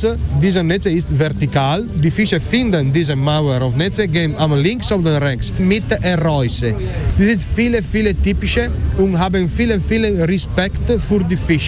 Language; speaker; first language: German; non-native, learner; Italian